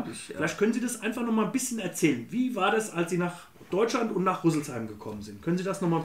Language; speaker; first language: German; native; German